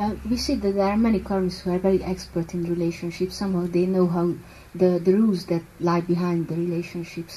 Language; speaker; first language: English; non-native, fluent; Hungarian